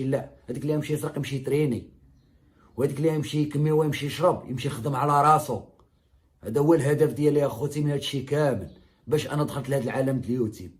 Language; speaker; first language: Arabic; native; Arabic